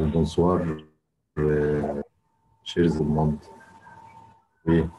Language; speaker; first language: French; non-native, fluent; Arabic